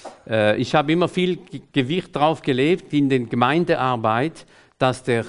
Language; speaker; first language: German; non-native, fluent; French